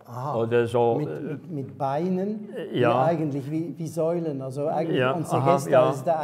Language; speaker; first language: German; native; German